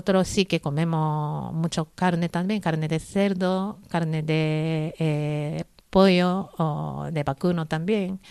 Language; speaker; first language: Spanish; non-native, learner; Japanese